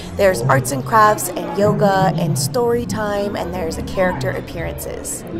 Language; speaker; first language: English; native; English